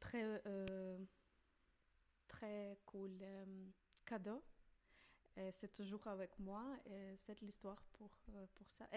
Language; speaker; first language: French; non-native, learner; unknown